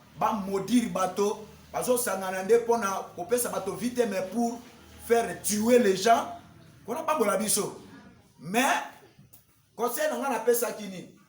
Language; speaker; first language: Lingala; native; Lingala